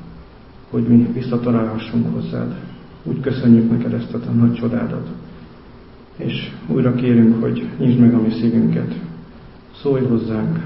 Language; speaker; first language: Hungarian; native; Hungarian